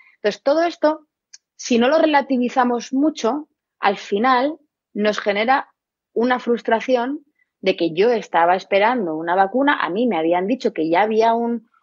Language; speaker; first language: Spanish; native; Spanish